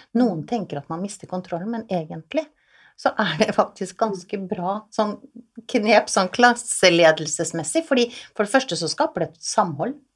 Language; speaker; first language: Norwegian; native; Norwegian